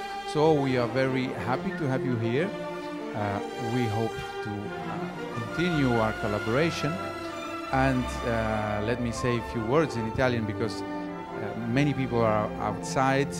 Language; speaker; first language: English; non-native, fluent; Italian